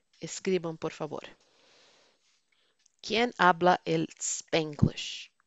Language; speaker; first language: Spanish; non-native, fluent; Portuguese